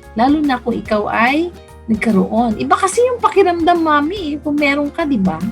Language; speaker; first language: Filipino; non-native, local second language; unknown